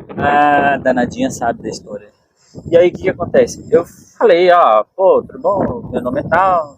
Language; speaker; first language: Portuguese; native; Portuguese